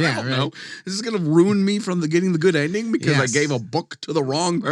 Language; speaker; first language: English; native; English